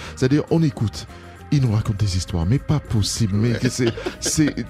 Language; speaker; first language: French; non-native, local second language; Duala